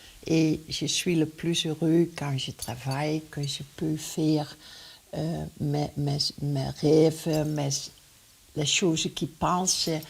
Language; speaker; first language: French; non-native, learner; Dutch